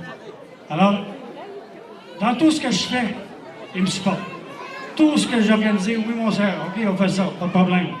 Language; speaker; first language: French; native; French